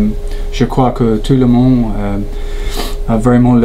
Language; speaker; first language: French; non-native, learner; English